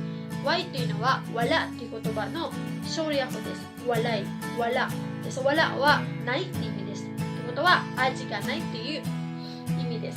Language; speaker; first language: Japanese; non-native, fluent; Filipino